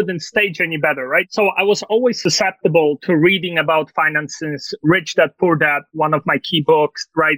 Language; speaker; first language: English; non-native, fluent; Polish